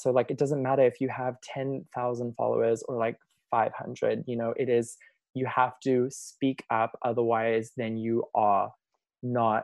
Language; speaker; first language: English; native; English